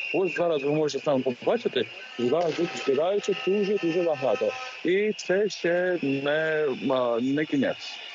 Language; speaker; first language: Ukrainian; non-native, fluent; Georgian